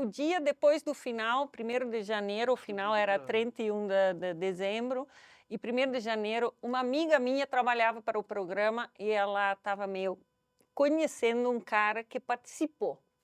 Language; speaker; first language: Portuguese; non-native, fluent; Dutch